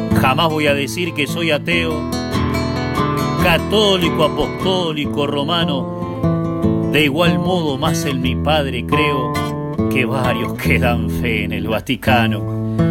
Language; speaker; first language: Spanish; native; Spanish